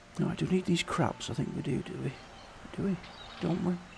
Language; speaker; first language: English; native; English